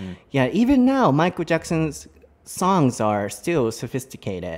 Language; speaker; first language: English; non-native, fluent; Japanese